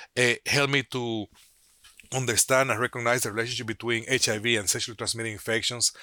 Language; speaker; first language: English; non-native, fluent; Spanish